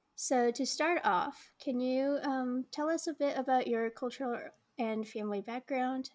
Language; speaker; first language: English; native; English